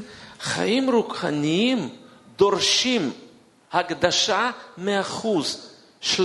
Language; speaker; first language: Hebrew; non-native, fluent; Russian